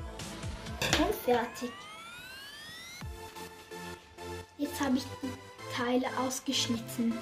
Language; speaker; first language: German; early bilingual, other home language; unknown